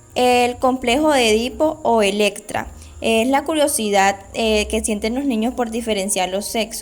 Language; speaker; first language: Spanish; native; Spanish